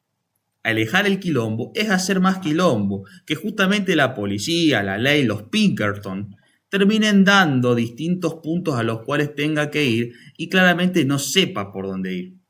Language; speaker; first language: Spanish; native; Spanish